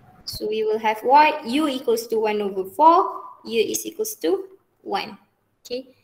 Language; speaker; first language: English; non-native, local second language; Malay